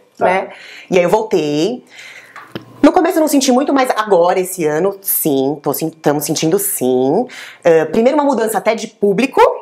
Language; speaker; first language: Portuguese; native; Portuguese